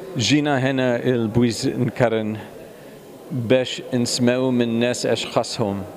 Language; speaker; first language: Arabic; non-native, fluent; English